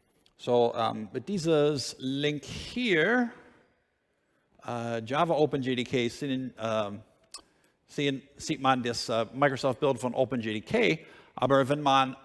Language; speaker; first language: German; non-native, learner; English